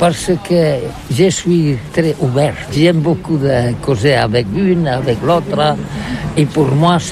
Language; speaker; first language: French; non-native, learner; Catalan